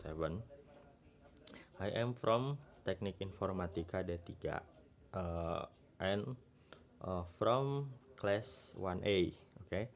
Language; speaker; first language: English; non-native, learner; Indonesian